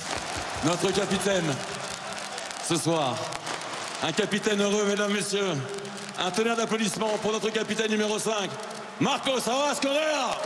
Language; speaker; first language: French; native; French